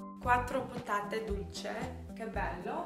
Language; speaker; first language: Italian; non-native, learner; English